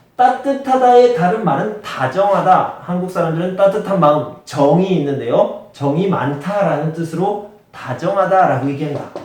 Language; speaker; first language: Korean; native; Korean